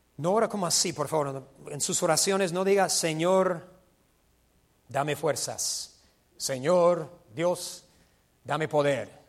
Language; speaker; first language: Spanish; non-native, fluent; English